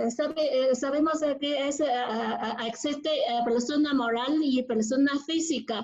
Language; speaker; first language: Spanish; non-native, learner; Chinese